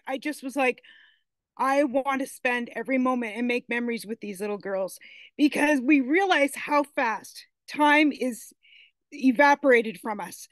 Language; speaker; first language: English; native; English